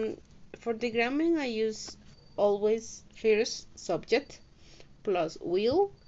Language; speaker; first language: English; non-native, learner; Spanish